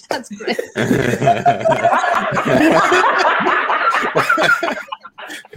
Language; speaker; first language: English; non-native, fluent; Bulgarian